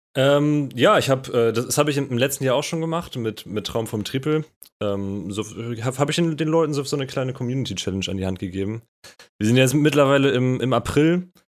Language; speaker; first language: German; native; German